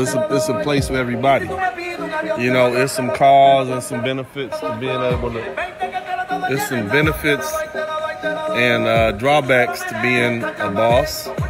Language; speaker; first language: English; native; English